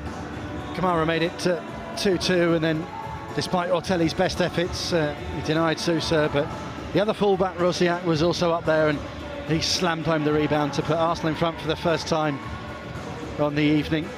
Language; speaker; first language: English; native; English